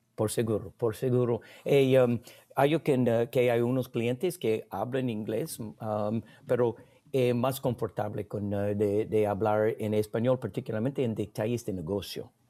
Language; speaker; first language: Spanish; non-native, learner; English